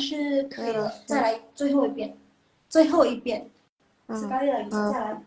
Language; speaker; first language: Chinese; non-native, fluent; Indonesian